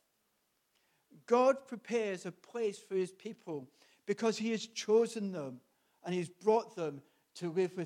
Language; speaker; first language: English; native; English